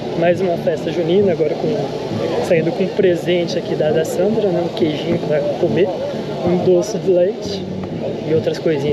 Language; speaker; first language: Portuguese; native; Portuguese